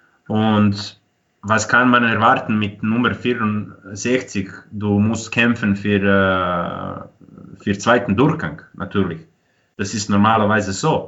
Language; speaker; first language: German; non-native, fluent; Croatian